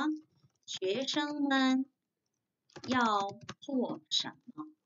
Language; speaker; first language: Chinese; non-native, fluent; Korean